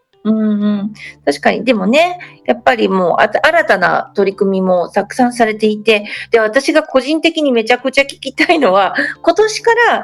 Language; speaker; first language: Japanese; native; Japanese